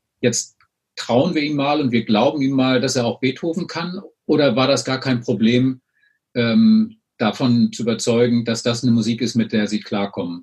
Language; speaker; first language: German; native; German